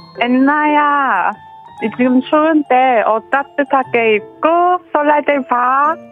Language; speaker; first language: Korean; non-native, learner; Chinese